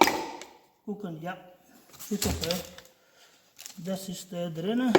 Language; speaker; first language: German; non-native, learner; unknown